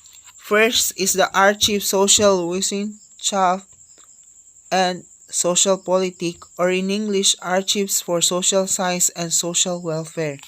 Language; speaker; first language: English; non-native, local second language; Filipino